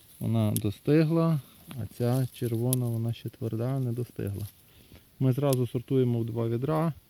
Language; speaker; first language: Ukrainian; native; Ukrainian